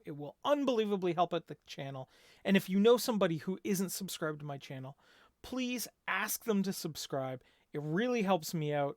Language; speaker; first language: English; native; English